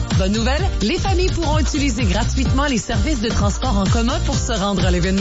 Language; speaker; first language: French; native; French